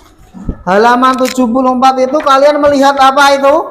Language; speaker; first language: Indonesian; native; Indonesian